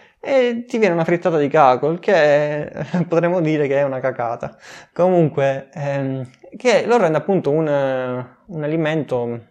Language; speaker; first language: Italian; native; Italian